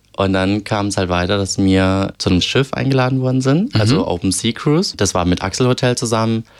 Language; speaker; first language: German; early bilingual, other home language; Albanian